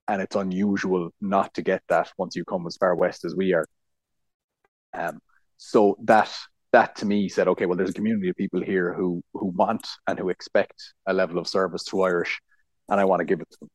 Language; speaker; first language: English; native; English